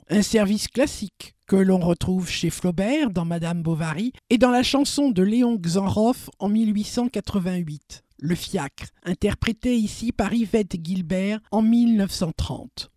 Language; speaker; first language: French; native; French